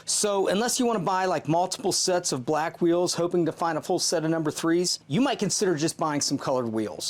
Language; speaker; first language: English; native; English